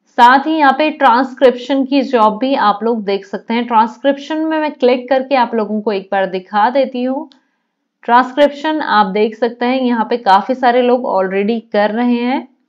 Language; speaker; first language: Hindi; native; Hindi